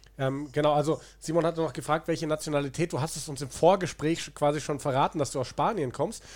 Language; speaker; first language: German; native; German